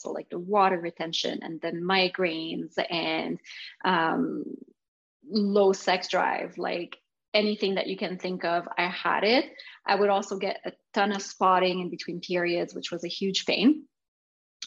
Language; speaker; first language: English; non-native, fluent; French